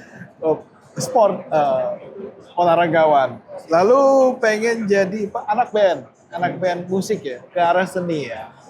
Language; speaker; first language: Indonesian; native; Indonesian